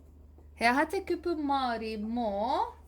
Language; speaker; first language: Māori; non-native, learner; English